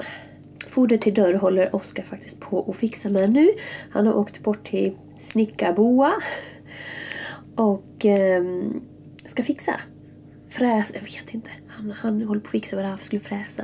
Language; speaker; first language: Swedish; native; Swedish